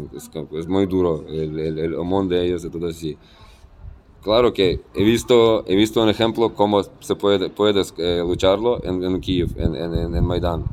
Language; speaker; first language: Spanish; non-native, fluent; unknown